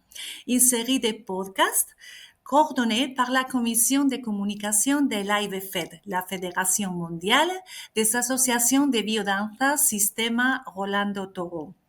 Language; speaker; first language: French; non-native, fluent; Spanish